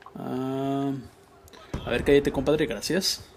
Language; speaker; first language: Spanish; native; Spanish